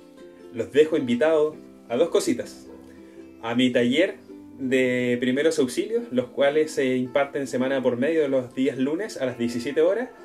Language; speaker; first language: Spanish; native; Spanish